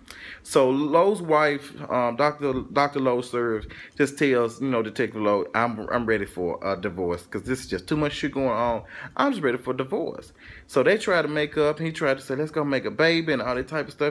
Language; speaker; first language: English; native; English